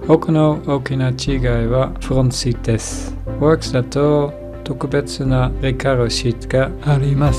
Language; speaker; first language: Japanese; non-native, learner; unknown